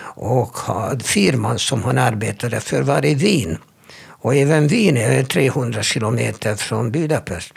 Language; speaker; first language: Swedish; non-native, fluent; Hungarian